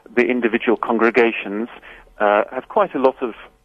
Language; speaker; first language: English; native; English